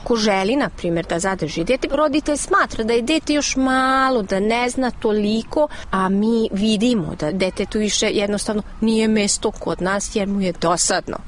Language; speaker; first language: Serbian; non-native, local second language; Hungarian